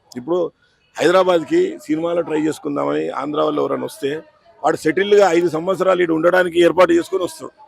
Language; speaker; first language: Telugu; native; Telugu